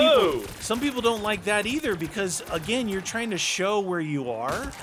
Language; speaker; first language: English; native; English